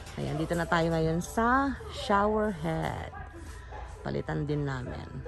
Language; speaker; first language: Filipino; native; Filipino